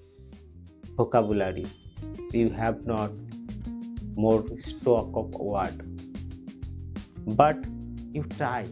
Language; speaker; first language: English; non-native, learner; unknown